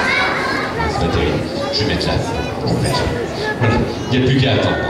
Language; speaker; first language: French; native; French